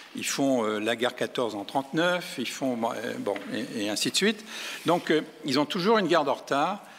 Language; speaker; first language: French; native; French